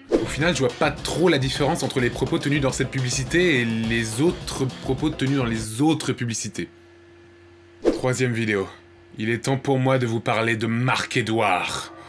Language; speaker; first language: French; native; French